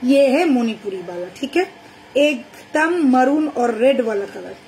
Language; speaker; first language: Hindi; non-native, local second language; Bangla